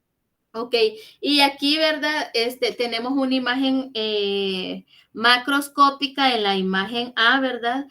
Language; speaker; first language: Spanish; native; Spanish